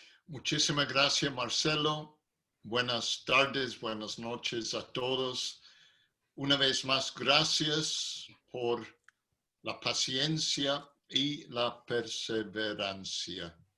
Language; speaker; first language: Spanish; non-native, fluent; English